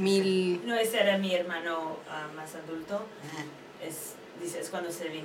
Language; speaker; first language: Spanish; early bilingual, heritage; Spanish